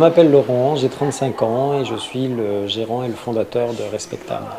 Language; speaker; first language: French; native; French